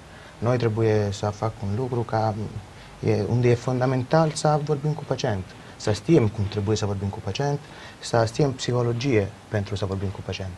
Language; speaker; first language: Romanian; non-native, learner; Italian